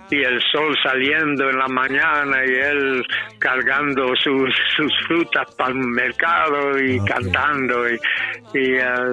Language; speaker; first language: Spanish; non-native, fluent; English